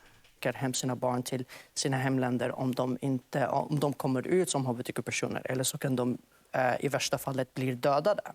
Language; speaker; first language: Swedish; non-native, fluent; Arabic